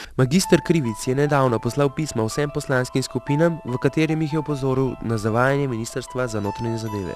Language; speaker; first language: Slovenian; native; Slovenian